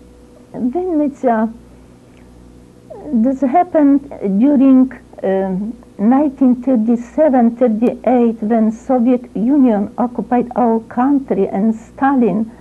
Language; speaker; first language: English; non-native, learner; Ukrainian